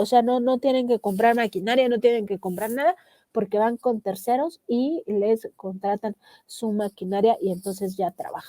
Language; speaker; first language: Spanish; native; Spanish